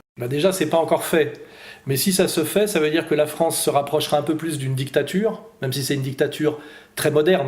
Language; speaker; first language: French; native; French